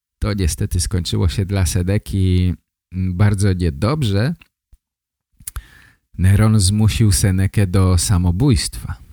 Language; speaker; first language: Polish; native; Polish